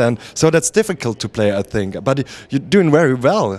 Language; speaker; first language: English; non-native, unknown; German